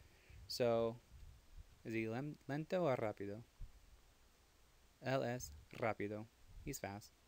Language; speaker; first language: Spanish; non-native, fluent; English